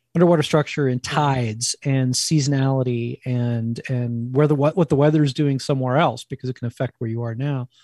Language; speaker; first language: English; native; English